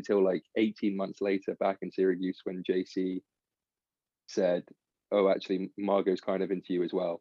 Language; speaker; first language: English; native; English